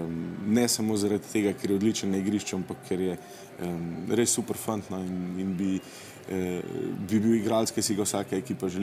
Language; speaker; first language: Slovenian; native; Slovenian